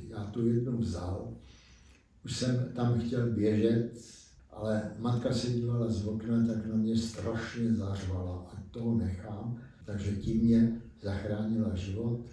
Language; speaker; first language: Czech; native; Czech